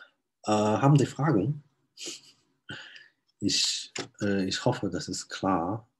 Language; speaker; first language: German; non-native, fluent; Chinese